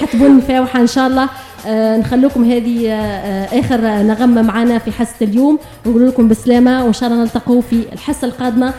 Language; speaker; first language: Arabic; native; Arabic